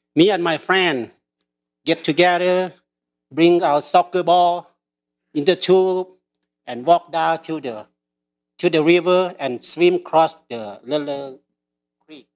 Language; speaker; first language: English; early bilingual, other home language; Lao